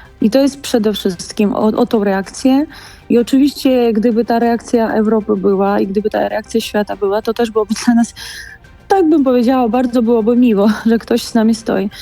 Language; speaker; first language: Polish; non-native, fluent; Georgian